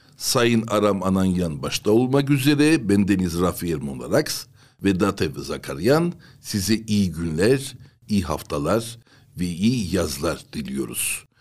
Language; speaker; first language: Turkish; non-native, local second language; Armenian